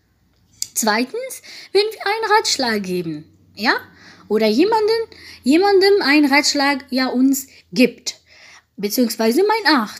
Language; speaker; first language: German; non-native, fluent; French